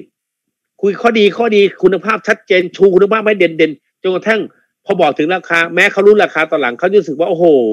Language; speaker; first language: Thai; native; Thai